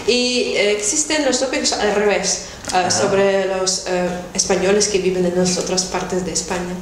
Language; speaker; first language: Spanish; non-native, fluent; Russian